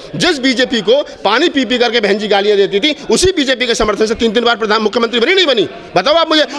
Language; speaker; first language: Hindi; native; Hindi